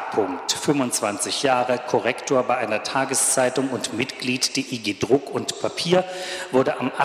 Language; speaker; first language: German; native; German